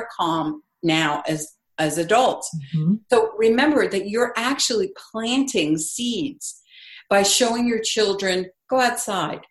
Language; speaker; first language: English; native; English